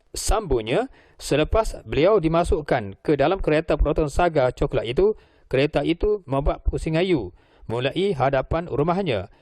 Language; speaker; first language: Malay; native; Malay